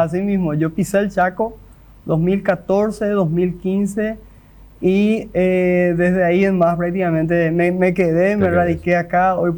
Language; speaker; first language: Spanish; native; Spanish